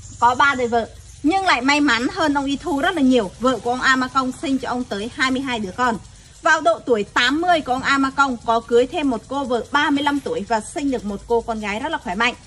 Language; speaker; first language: Vietnamese; non-native, local second language; Mon